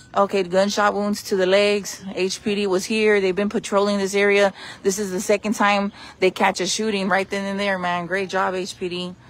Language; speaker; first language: English; early bilingual, other home language; Spanish